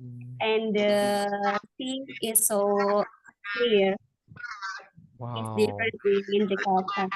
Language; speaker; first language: English; non-native, learner; Indonesian